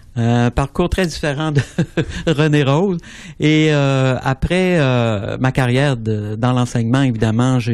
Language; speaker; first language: French; native; French